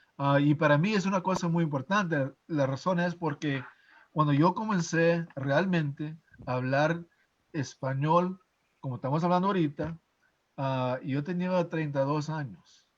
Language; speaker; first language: Spanish; non-native, fluent; English